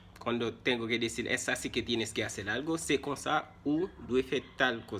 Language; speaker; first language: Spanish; non-native, fluent; Haitian Creole